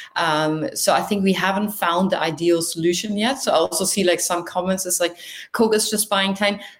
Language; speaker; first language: English; non-native, fluent; German